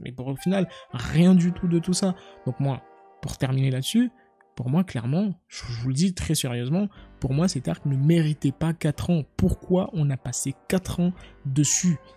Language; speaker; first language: French; native; French